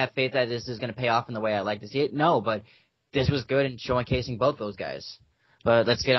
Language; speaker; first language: English; native; English